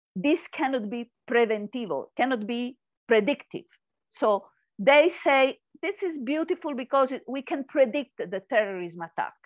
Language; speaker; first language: English; non-native, learner; Italian